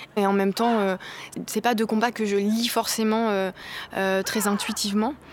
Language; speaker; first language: French; native; French